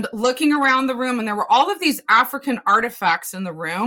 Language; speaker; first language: English; native; English